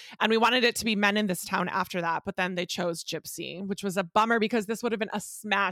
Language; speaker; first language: English; native; English